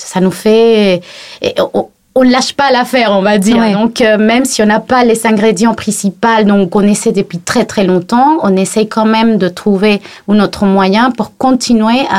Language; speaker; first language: French; non-native, fluent; Spanish